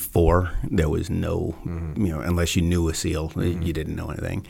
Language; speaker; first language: English; native; English